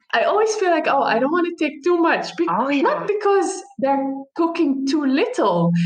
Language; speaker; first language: English; non-native, fluent; Arabic